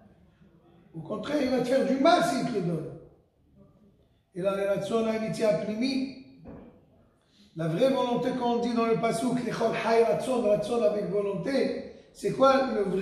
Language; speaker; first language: French; native; French